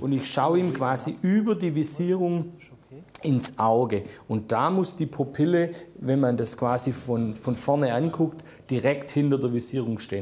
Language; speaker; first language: German; native; German